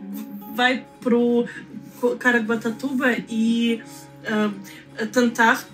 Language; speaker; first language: Portuguese; non-native, learner; Russian